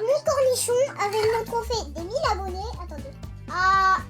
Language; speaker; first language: French; native; French